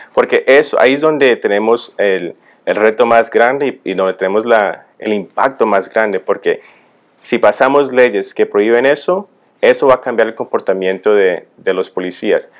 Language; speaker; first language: Spanish; early bilingual, heritage; Spanish